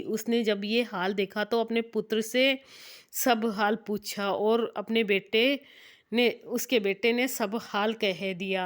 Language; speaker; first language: Hindi; native; Hindi